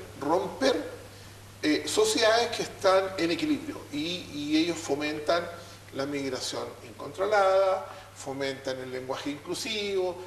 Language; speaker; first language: Spanish; native; Spanish